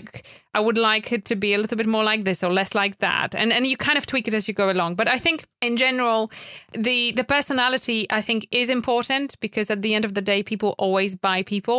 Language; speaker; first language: English; non-native, fluent; Polish